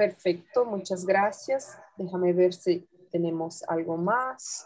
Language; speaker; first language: Spanish; non-native, fluent; Portuguese